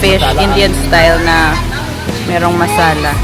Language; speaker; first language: Filipino; non-native, local second language; Hiligaynon